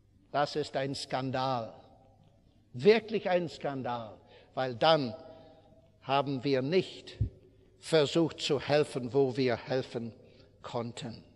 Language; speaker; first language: German; non-native, fluent; English